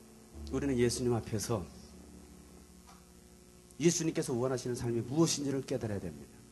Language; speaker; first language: Korean; native; Korean